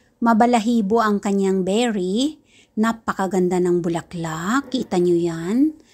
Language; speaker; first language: Filipino; non-native, local second language; Kinaray-a